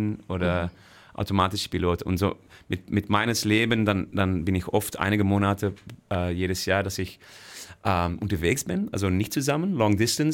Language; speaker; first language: German; non-native, fluent; Dutch